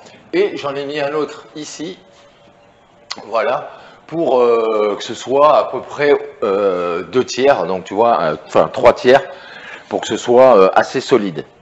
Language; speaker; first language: French; native; French